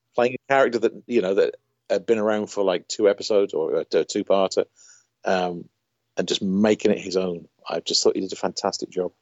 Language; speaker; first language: English; native; English